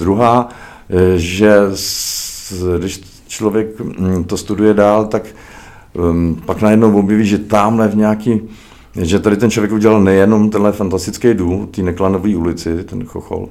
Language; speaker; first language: Czech; native; Czech